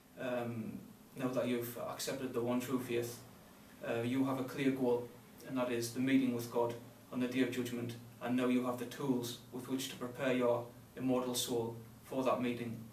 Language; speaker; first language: English; native; English